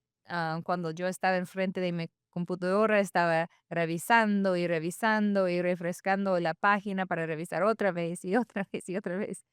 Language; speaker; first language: Spanish; non-native, fluent; English